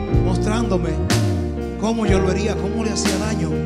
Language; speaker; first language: Spanish; native; Spanish